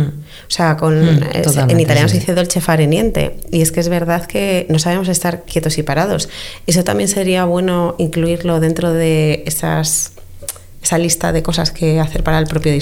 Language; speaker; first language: Spanish; native; Spanish